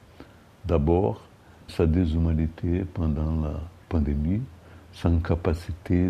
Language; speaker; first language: French; non-native, fluent; Portuguese